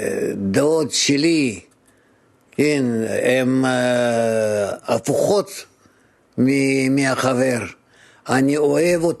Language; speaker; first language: Hebrew; non-native, fluent; Russian